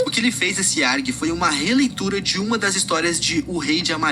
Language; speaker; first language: Portuguese; native; Portuguese